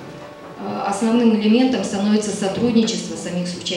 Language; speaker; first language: Russian; native; Russian